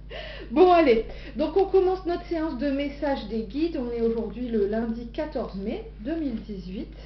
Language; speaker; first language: French; native; French